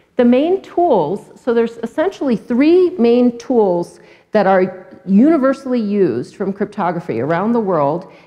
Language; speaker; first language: English; native; English